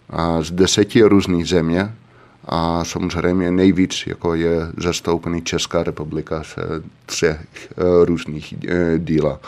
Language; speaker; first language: Czech; non-native, fluent; Dutch